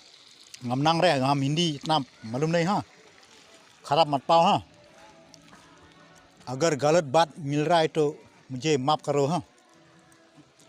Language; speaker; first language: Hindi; non-native, local second language; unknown